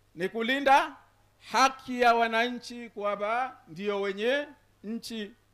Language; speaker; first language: Swahili; native; Swahili